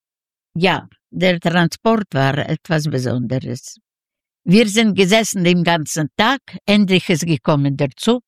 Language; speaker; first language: German; non-native, learner; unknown